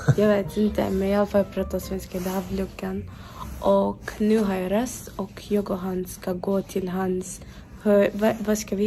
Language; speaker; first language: Swedish; non-native, fluent; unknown